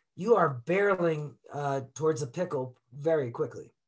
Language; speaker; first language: English; native; English